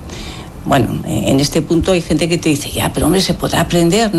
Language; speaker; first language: Spanish; native; Spanish